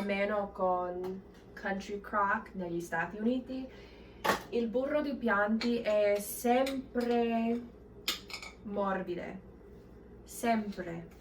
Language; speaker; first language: Italian; non-native, learner; English